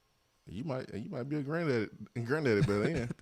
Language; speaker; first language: English; native; English